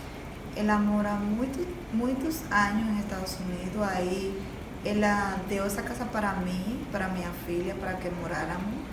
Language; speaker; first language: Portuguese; non-native, learner; Spanish